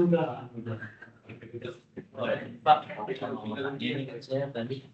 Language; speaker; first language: Indonesian; native; Indonesian